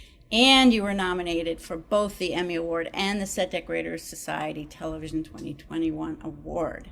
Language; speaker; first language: English; native; English